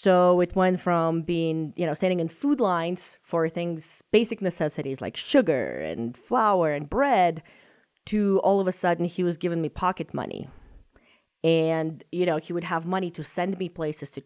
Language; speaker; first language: English; non-native, fluent; Russian